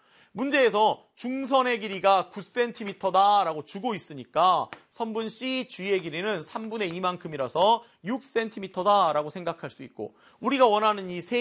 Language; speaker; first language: Korean; native; Korean